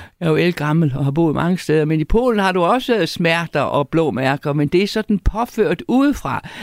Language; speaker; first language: Danish; native; Danish